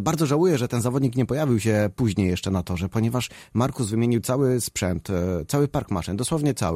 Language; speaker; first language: Polish; native; Polish